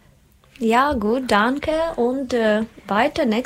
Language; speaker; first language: German; non-native, learner; Russian